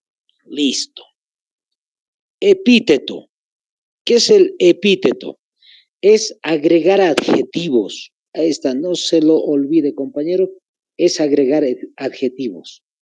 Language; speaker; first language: Spanish; native; Spanish